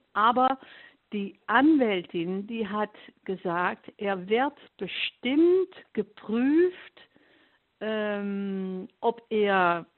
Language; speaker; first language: German; non-native, fluent; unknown